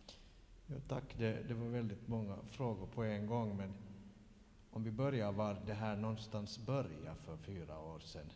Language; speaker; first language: Swedish; native; Swedish